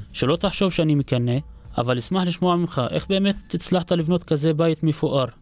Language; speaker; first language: Hebrew; non-native, local second language; Arabic